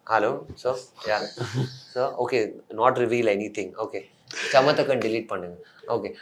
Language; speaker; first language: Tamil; non-native, fluent; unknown